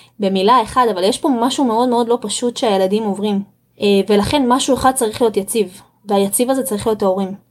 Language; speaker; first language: Hebrew; early bilingual, other home language; Russian